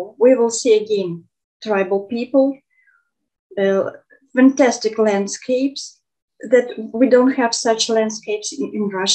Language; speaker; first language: English; non-native, fluent; Russian